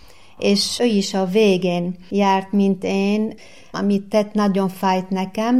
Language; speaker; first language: Hungarian; non-native, learner; Arabic